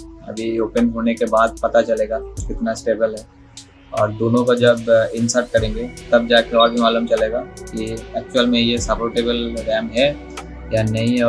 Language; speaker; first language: Hindi; non-native, local second language; Bangla